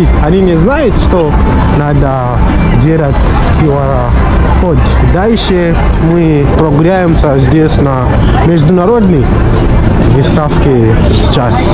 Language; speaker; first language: Russian; non-native, fluent; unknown